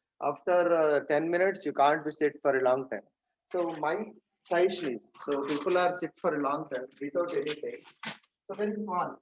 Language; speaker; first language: English; non-native, local second language; Telugu